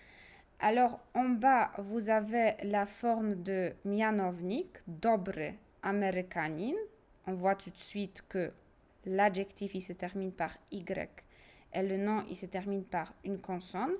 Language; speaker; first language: French; non-native, fluent; Polish